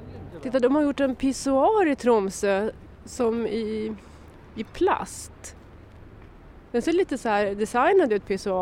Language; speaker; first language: Swedish; native; Swedish